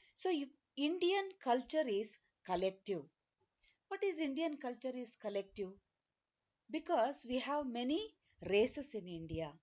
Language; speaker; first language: English; non-native, local second language; Kannada